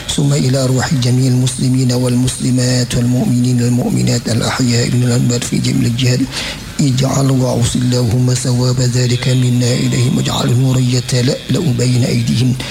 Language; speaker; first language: Arabic; non-native, fluent; Javanese